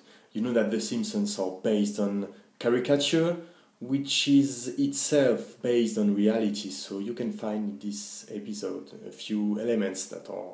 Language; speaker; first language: English; non-native, fluent; French